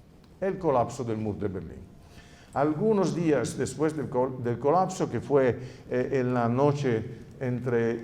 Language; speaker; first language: Spanish; non-native, fluent; Italian